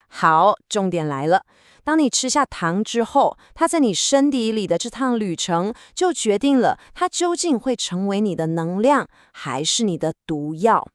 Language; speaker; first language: Chinese; native; Chinese